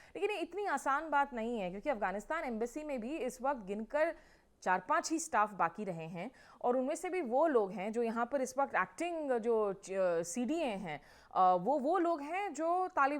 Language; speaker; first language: Hindi; native; Hindi